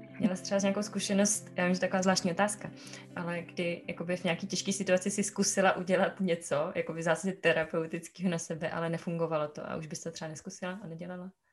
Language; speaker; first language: Czech; native; Czech